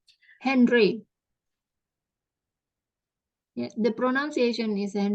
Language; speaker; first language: English; non-native, fluent; Indonesian